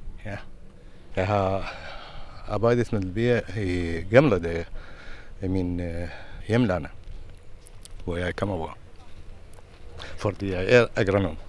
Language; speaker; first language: Danish; non-native, learner; Arabic